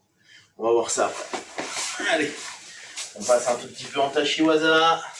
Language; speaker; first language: French; native; French